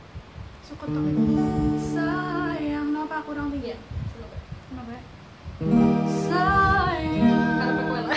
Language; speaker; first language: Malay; non-native, local second language; Javanese